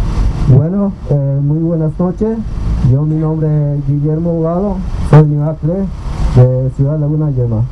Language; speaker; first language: Spanish; non-native, local second language; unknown